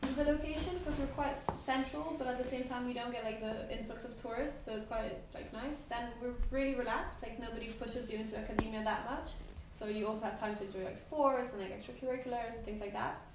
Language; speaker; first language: English; non-native, fluent; Polish